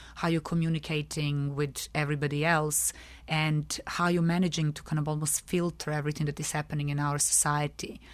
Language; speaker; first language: English; non-native, fluent; Serbian